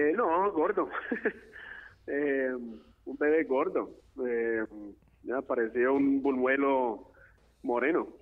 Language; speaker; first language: Spanish; non-native, fluent; English